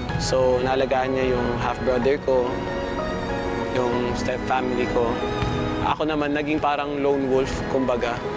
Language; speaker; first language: Filipino; native; Filipino